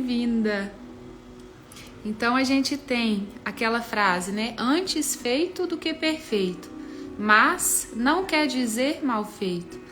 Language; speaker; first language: Portuguese; native; Portuguese